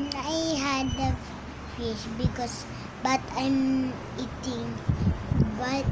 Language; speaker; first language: English; non-native, learner; Filipino